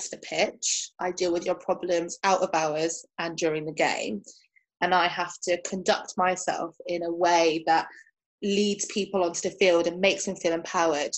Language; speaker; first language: English; native; English